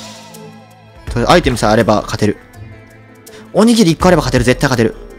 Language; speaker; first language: Japanese; native; Japanese